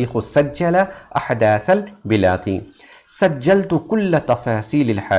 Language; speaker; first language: Arabic; non-native, fluent; Urdu